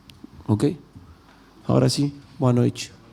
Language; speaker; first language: Portuguese; non-native, learner; Spanish